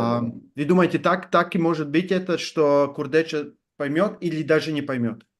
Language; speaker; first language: Russian; non-native, fluent; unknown